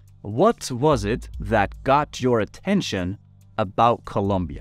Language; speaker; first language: English; non-native, fluent; Spanish